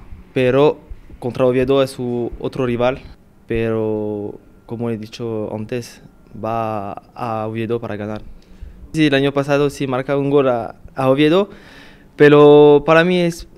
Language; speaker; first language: Spanish; non-native, learner; French